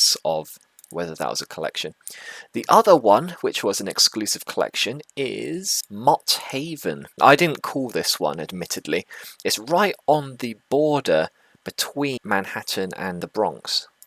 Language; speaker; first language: English; native; English